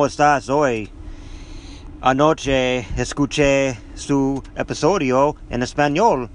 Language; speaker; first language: Spanish; non-native, learner; English